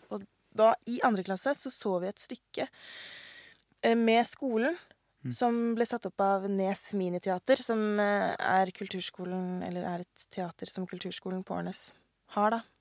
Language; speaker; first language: Norwegian; native; Norwegian